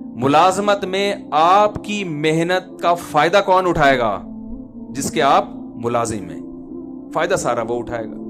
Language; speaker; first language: Urdu; native; Urdu